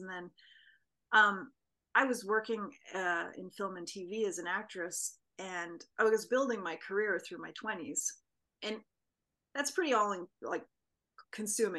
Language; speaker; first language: English; native; English